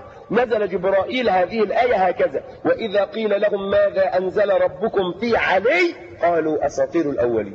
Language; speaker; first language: Arabic; native; Arabic